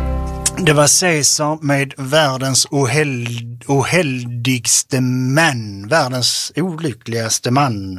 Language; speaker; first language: Swedish; native; Swedish